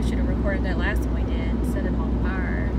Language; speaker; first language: English; native; English